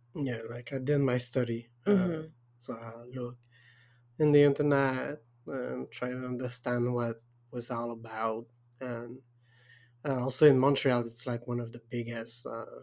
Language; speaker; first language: English; non-native, fluent; French